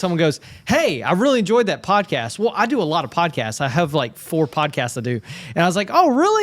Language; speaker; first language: English; native; English